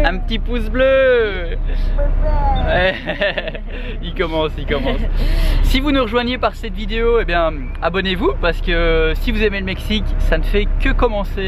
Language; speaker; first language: French; native; French